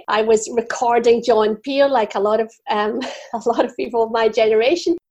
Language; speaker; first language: English; native; English